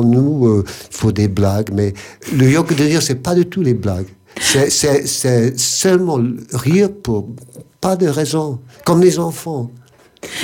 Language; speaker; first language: French; non-native, fluent; English